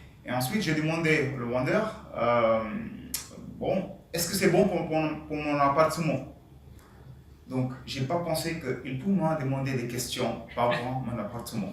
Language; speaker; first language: French; non-native, learner; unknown